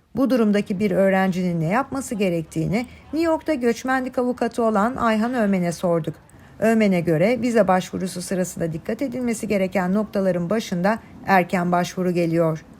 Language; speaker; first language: Turkish; native; Turkish